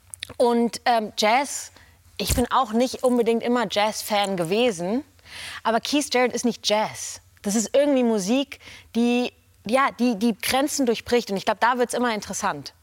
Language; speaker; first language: German; native; German